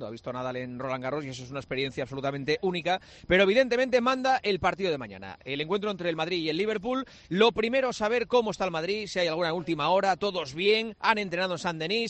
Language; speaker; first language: Spanish; native; Spanish